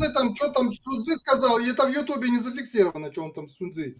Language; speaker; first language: Russian; native; Russian